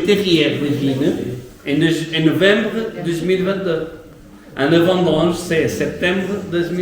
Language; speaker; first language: French; non-native, learner; Portuguese